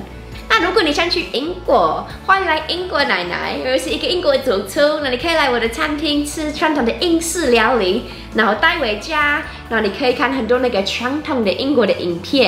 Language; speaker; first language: Chinese; non-native, fluent; English